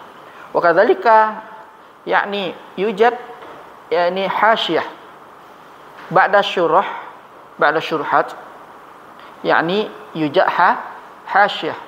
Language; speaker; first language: Arabic; non-native, fluent; Indonesian